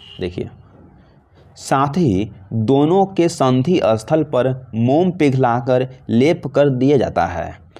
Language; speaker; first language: Hindi; native; Hindi